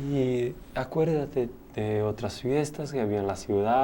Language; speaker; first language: Spanish; non-native, learner; Portuguese